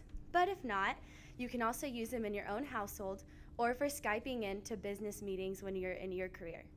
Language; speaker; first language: English; native; English